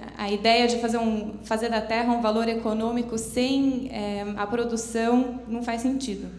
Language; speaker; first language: Portuguese; native; Portuguese